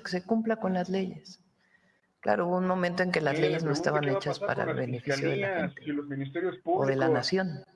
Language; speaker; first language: Spanish; native; Spanish